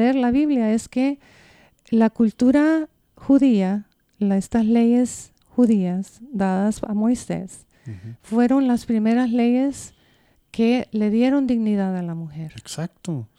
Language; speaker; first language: Spanish; native; Spanish